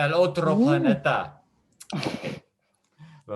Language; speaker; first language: Spanish; non-native, learner; English